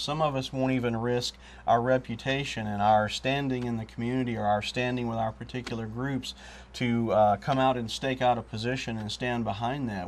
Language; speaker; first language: English; native; English